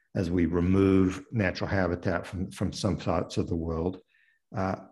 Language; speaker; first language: English; early bilingual, other home language; French